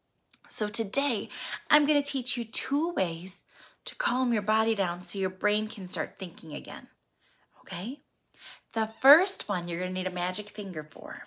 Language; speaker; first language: English; native; English